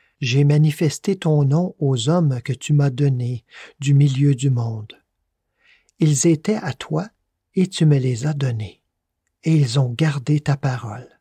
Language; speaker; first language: French; native; French